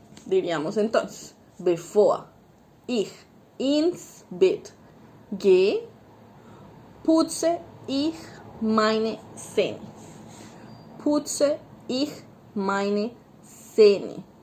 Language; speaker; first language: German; non-native, fluent; Spanish